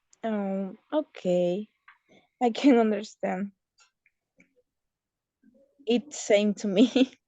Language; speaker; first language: English; non-native, learner; Spanish